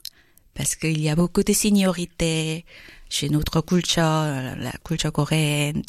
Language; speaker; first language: French; non-native, learner; Korean